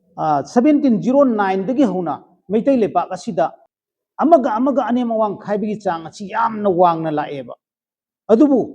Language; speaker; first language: Manipuri; native; Manipuri